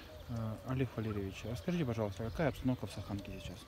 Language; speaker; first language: Russian; native; Russian